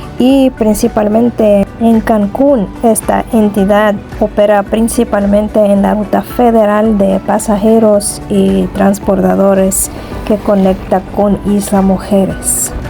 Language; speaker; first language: Spanish; non-native, fluent; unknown